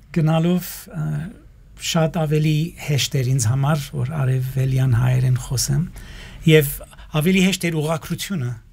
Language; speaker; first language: Armenian; early bilingual, heritage; Armenian